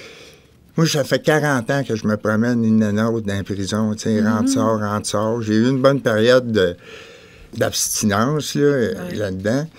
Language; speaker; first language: French; native; French